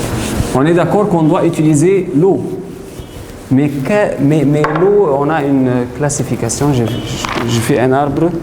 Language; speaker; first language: French; non-native, fluent; Arabic